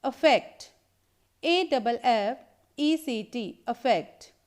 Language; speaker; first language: English; non-native, local second language; Punjabi